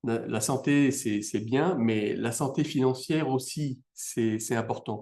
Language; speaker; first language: French; native; French